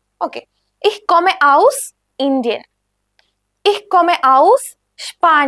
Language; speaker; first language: German; non-native, fluent; Malayalam